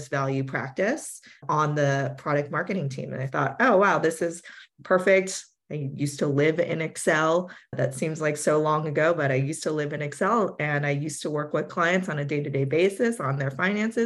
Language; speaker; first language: English; native; English